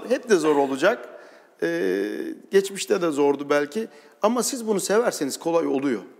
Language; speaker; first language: Turkish; native; Turkish